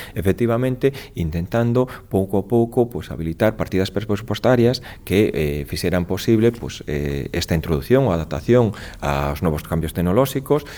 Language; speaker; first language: Galician; native; Galician